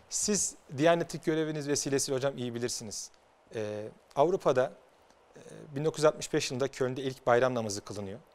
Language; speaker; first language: Turkish; native; Turkish